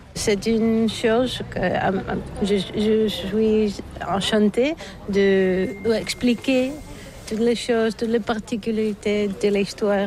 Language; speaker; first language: French; non-native, learner; Bulgarian